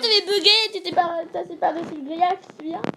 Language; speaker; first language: French; native; French